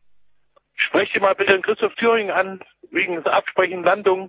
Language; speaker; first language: German; native; German